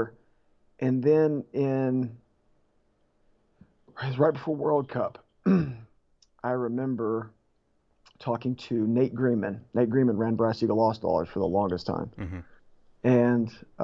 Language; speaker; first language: English; native; English